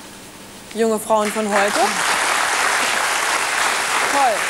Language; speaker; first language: German; native; German